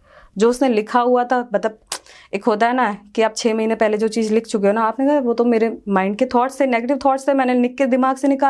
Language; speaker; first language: Hindi; native; Hindi